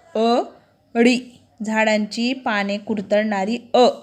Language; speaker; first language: Marathi; non-native, local second language; Urdu